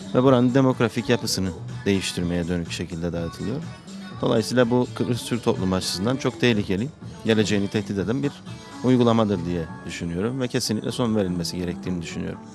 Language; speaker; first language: Turkish; native; Turkish